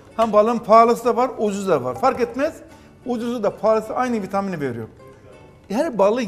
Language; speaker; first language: Turkish; native; Turkish